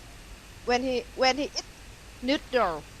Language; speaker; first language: English; non-native, learner; Vietnamese